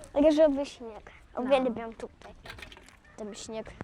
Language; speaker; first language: Polish; early bilingual, other home language; Russian